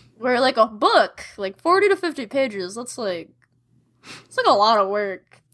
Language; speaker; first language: English; native; English